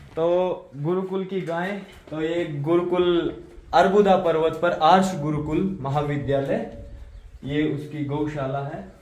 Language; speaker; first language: Hindi; native; Hindi